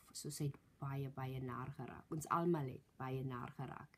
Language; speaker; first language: Afrikaans; native; Afrikaans